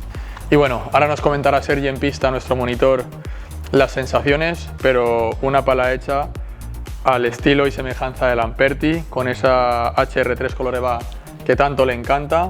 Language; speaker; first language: Spanish; native; Spanish